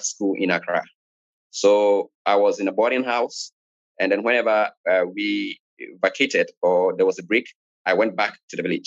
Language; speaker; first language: English; non-native, local second language; Akan